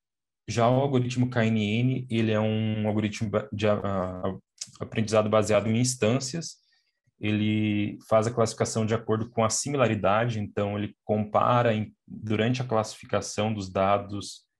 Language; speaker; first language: Portuguese; native; Portuguese